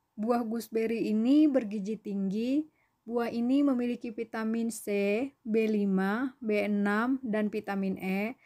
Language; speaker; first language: Indonesian; native; Indonesian